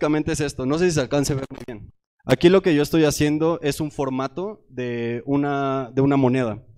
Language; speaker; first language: Spanish; native; Spanish